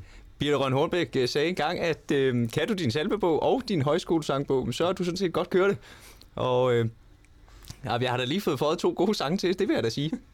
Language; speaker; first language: Danish; native; Danish